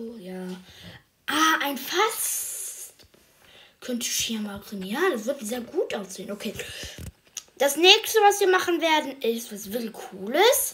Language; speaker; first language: German; early bilingual, other home language; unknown